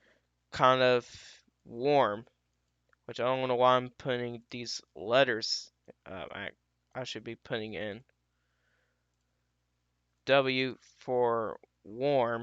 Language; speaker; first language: English; native; English